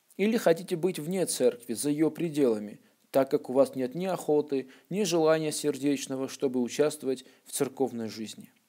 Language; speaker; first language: Russian; non-native, local second language; Armenian